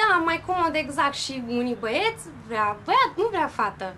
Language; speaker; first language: Romanian; early bilingual, heritage; Romanian